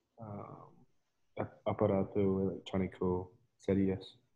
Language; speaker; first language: Spanish; non-native, learner; English